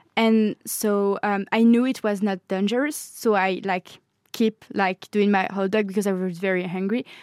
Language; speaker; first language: English; non-native, fluent; French